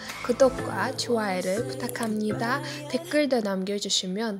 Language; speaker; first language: Korean; non-native, fluent; Azerbaijani